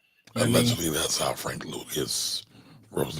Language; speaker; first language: English; native; English